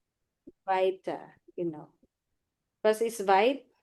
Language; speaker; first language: German; non-native, fluent; Filipino